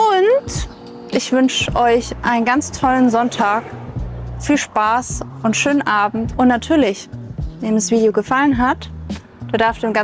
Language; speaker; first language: German; native; German